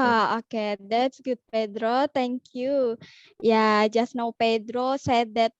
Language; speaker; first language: English; non-native, learner; Indonesian